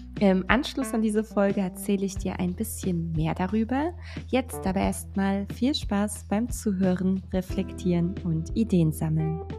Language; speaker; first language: German; native; German